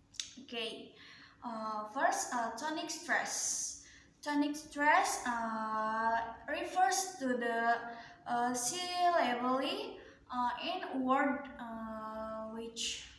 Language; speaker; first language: English; non-native, learner; Indonesian